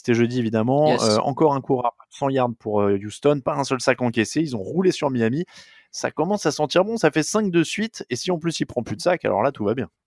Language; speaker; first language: French; native; French